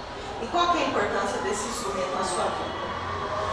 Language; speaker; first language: Portuguese; native; Portuguese